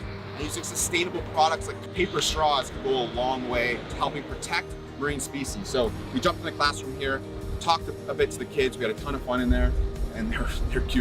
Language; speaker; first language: English; native; English